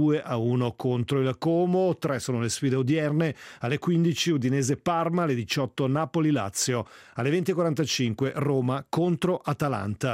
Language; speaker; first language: Italian; native; Italian